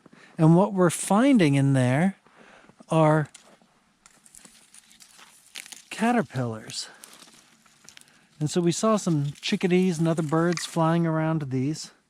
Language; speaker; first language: English; native; English